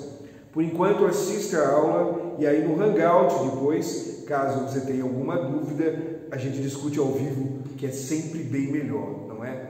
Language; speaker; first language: Portuguese; native; Portuguese